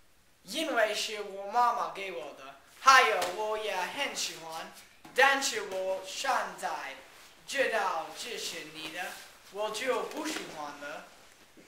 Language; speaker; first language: Chinese; non-native, learner; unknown